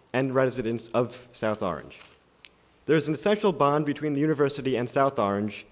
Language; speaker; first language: English; native; English